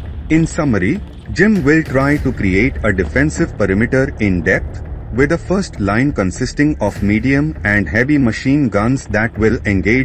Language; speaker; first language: English; non-native, fluent; Portuguese